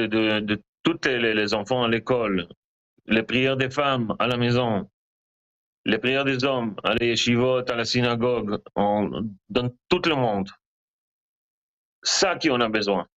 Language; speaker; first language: French; non-native, learner; Hebrew